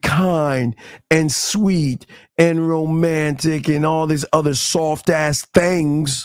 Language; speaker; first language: English; native; English